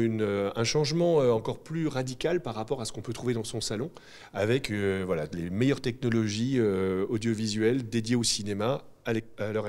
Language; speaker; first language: French; native; French